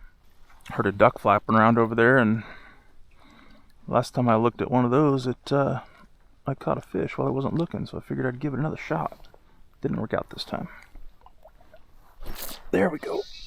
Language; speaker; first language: English; native; English